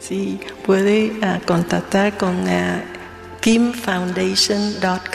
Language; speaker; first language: Spanish; non-native, learner; Vietnamese